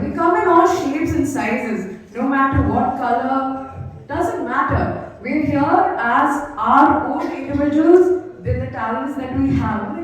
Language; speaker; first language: English; non-native, local second language; Malayalam